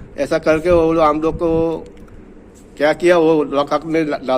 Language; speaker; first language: Hindi; non-native, learner; Bangla